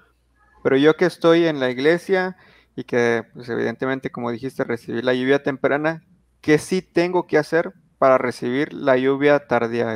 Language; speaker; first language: Spanish; native; Spanish